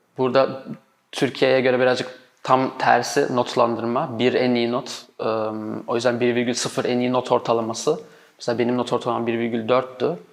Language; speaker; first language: Turkish; native; Turkish